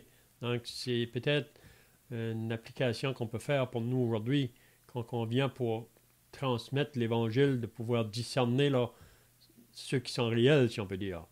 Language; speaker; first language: French; native; French